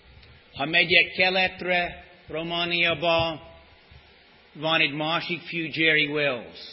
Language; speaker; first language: Hungarian; non-native, fluent; English